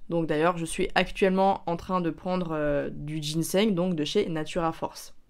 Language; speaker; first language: French; native; French